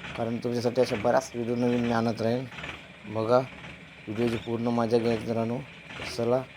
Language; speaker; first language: Marathi; native; Marathi